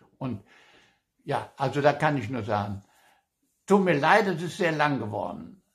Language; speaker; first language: German; non-native, local second language; Luxembourgish